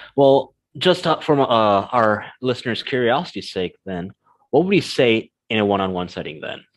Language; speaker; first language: English; native; English